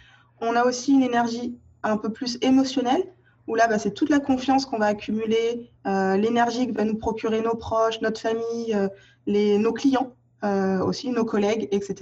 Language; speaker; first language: French; native; French